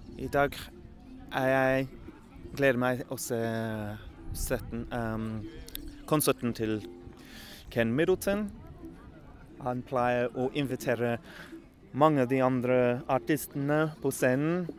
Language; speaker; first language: Norwegian; non-native, learner; English